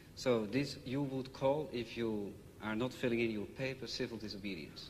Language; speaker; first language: English; non-native, fluent; Dutch